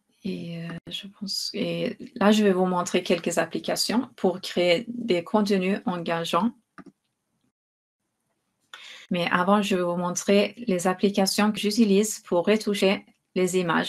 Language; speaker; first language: French; non-native, fluent; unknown